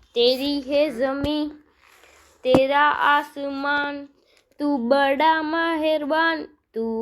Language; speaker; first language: Hindi; non-native, local second language; Gujarati